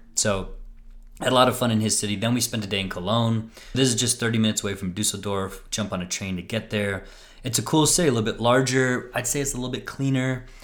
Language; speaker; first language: English; native; English